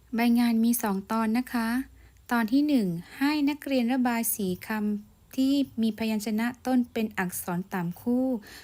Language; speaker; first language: Thai; non-native, local second language; Malay